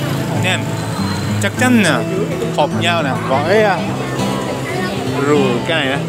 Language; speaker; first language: Vietnamese; non-native, learner; Japanese